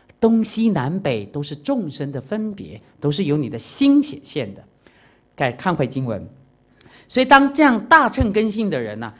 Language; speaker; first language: Chinese; native; Chinese